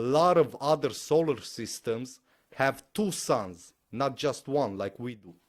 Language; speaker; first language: English; non-native, fluent; Romanian